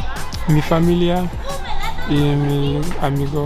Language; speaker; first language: Spanish; non-native, learner; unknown